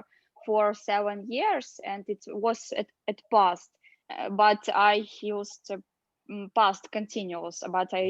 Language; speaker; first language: English; non-native, learner; Russian